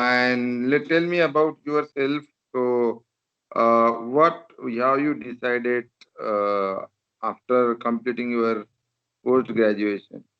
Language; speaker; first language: English; non-native, local second language; Marathi